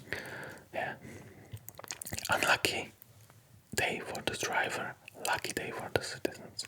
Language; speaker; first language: English; non-native, fluent; Polish